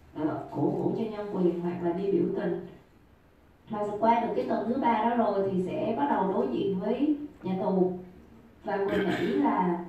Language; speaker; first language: Vietnamese; native; Vietnamese